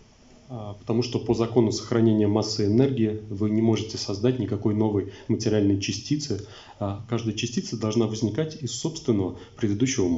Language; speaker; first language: Russian; native; Russian